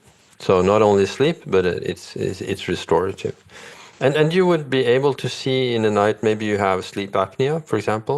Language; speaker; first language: English; non-native, fluent; Norwegian